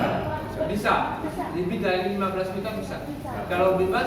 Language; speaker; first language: Indonesian; non-native, learner; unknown